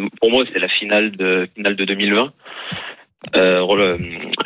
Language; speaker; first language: French; native; French